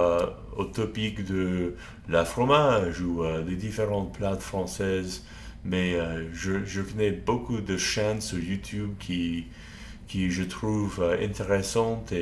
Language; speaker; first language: French; non-native, learner; English